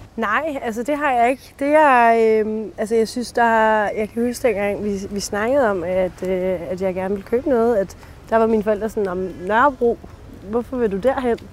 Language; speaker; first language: Danish; early bilingual, other home language; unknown